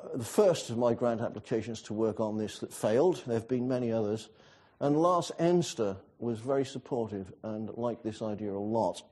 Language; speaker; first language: English; native; English